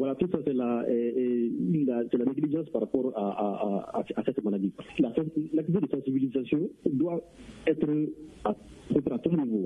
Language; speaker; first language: French; non-native, local second language; Bambara